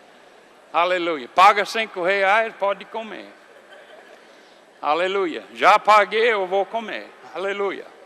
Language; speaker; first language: Portuguese; non-native, fluent; English